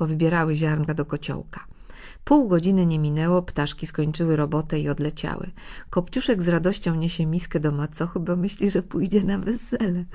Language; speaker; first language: Polish; native; Polish